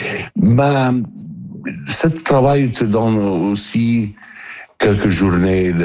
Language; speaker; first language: French; non-native, learner; Italian